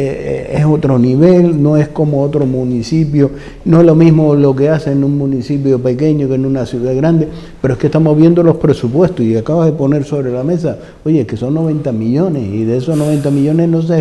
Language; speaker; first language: Spanish; native; Spanish